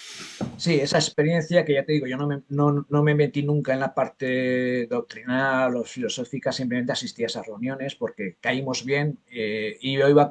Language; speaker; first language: Spanish; native; Spanish